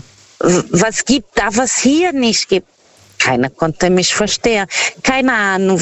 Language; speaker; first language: German; non-native, fluent; Portuguese